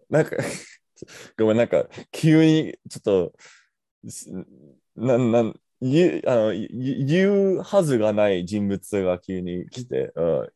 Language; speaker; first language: Japanese; non-native, fluent; English